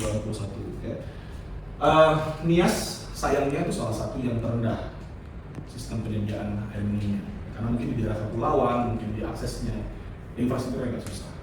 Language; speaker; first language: Indonesian; native; Indonesian